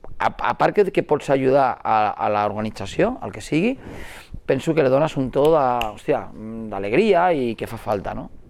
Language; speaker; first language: Catalan; non-native, local second language; Spanish